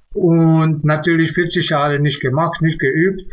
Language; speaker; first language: German; non-native, fluent; Czech